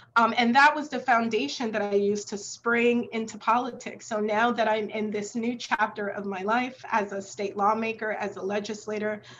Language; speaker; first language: English; native; English